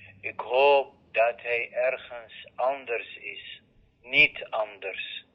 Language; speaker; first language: Dutch; non-native, fluent; Arabic